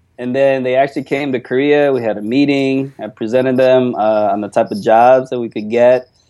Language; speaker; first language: English; early bilingual, other home language; Korean